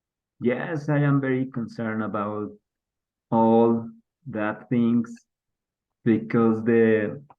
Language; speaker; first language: English; non-native, learner; Spanish